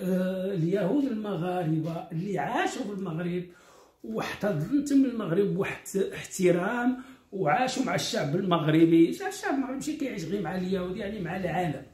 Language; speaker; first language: Arabic; native; Arabic